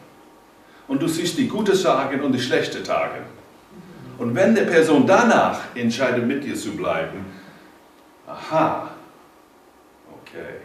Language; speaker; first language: German; non-native, fluent; English